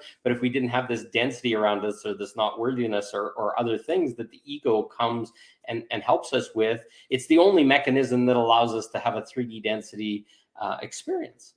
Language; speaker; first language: English; native; English